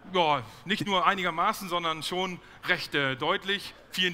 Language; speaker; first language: German; native; German